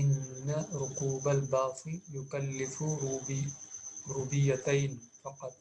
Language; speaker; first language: Arabic; non-native, fluent; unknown